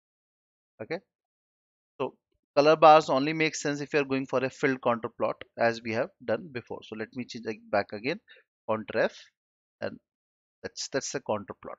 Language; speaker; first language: English; non-native, local second language; Hindi